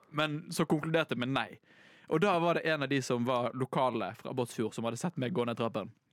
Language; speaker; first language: Norwegian; native; Norwegian